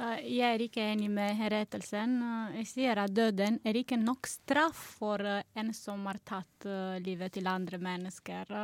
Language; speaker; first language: Norwegian; non-native, learner; Romanian